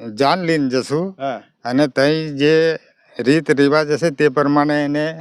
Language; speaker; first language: Gujarati; non-native, local second language; Rathawi